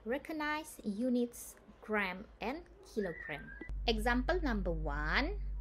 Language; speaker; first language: English; non-native, local second language; Malay